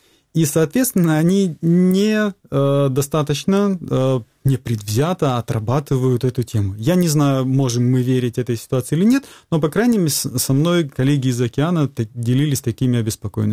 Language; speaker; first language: Russian; native; Russian